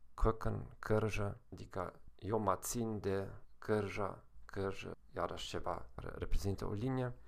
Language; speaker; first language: Romanian; non-native, fluent; German